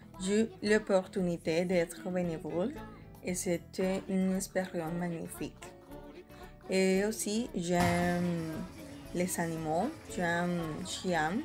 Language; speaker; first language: French; non-native, learner; Spanish